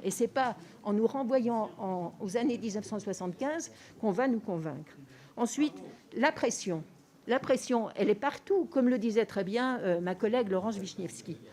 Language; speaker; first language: French; native; French